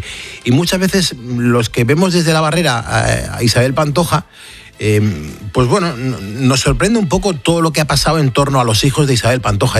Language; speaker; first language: Spanish; native; Spanish